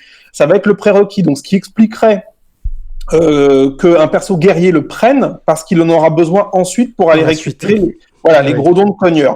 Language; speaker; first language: French; native; French